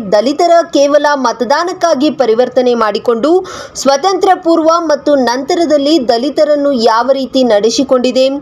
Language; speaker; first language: Kannada; native; Kannada